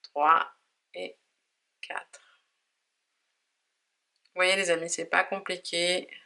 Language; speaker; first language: French; native; French